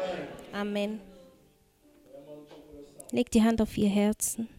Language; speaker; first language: German; non-native, fluent; Portuguese